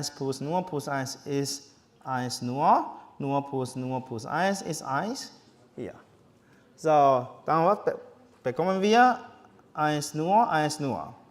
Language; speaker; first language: German; non-native, learner; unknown